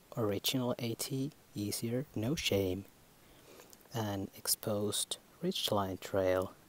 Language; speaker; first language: English; non-native, fluent; Finnish